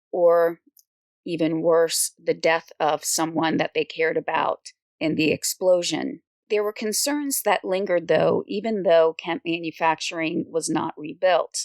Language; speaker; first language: English; native; English